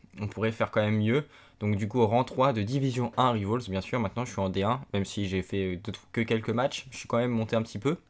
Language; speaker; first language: French; native; French